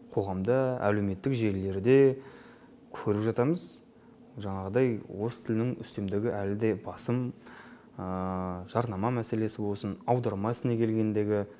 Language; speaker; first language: Kazakh; native; Kazakh